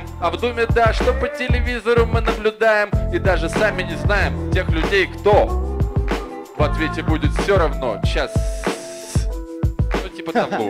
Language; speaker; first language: Russian; native; Russian